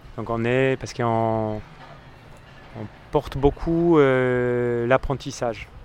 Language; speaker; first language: French; non-native, fluent; Polish